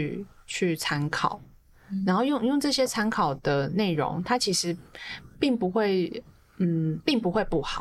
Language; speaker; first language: Chinese; native; Chinese